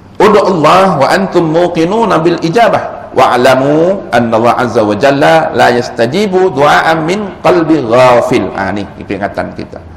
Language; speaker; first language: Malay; native; Malay